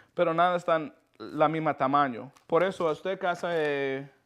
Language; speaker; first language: Spanish; non-native, learner; English